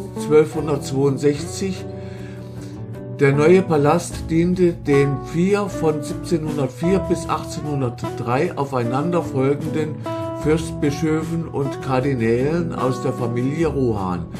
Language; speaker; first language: German; native; German